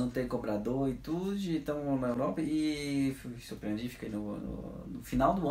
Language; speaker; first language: Portuguese; non-native, fluent; French